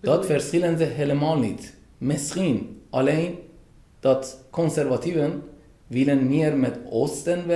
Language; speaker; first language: Dutch; non-native, fluent; Persian